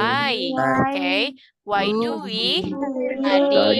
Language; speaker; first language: English; non-native, fluent; Indonesian